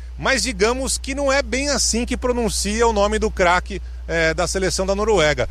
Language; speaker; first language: Portuguese; native; Portuguese